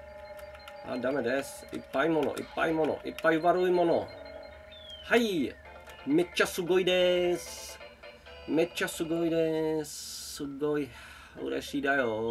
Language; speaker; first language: Japanese; non-native, learner; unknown